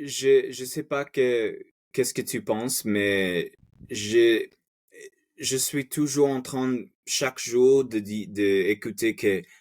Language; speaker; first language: French; non-native, fluent; Spanish